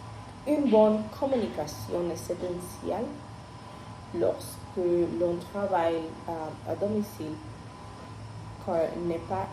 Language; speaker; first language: French; non-native, learner; Spanish